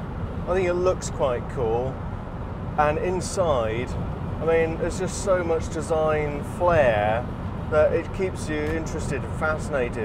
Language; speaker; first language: English; native; English